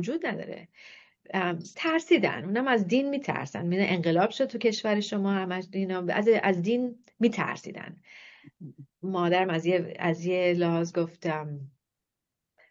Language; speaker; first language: Persian; non-native, fluent; English